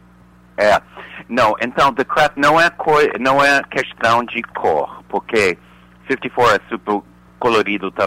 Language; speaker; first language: Portuguese; non-native, fluent; English